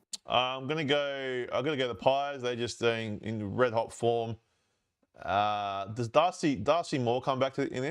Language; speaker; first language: English; native; English